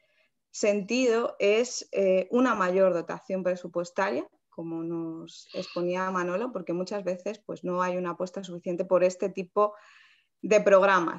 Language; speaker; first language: Spanish; native; Spanish